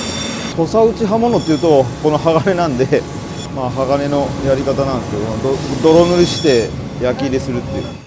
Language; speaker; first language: Japanese; native; Japanese